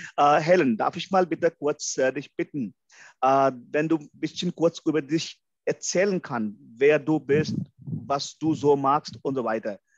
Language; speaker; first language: German; non-native, fluent; Hindi